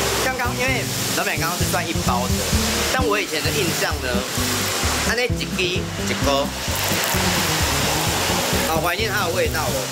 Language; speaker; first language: Chinese; native; Chinese